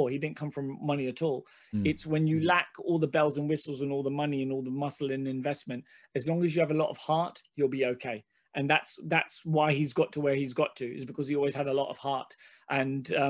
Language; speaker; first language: English; non-native, local second language; Hindi